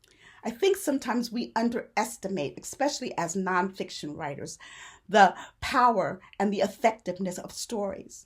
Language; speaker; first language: English; native; English